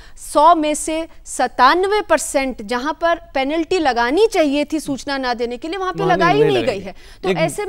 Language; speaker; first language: Hindi; native; Hindi